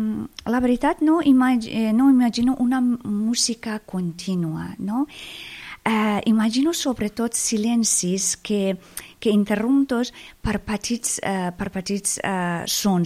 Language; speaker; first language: Catalan; non-native, fluent; Persian